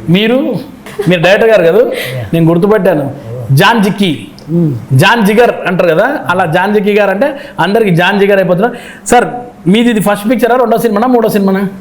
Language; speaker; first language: Telugu; native; Telugu